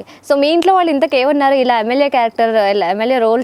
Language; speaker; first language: Telugu; native; Telugu